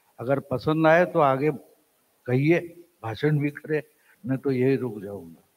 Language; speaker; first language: Hindi; non-native, local second language; Marathi